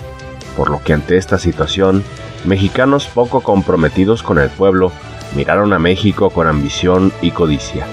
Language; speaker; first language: Spanish; native; Spanish